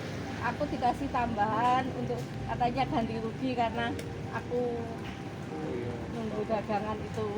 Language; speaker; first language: Indonesian; non-native, local second language; Javanese